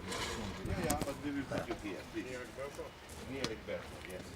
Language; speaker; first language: English; non-native, fluent; Slovenian